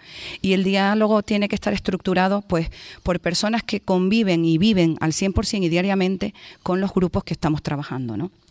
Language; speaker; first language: Spanish; native; Spanish